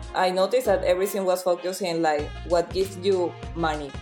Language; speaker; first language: English; non-native, fluent; Spanish